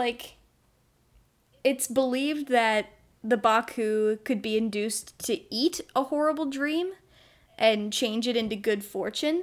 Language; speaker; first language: English; native; English